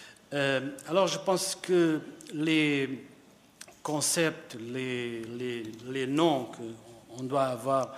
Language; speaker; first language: French; non-native, fluent; Portuguese